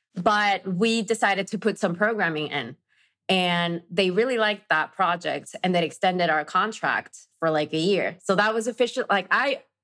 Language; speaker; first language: English; non-native, fluent; Spanish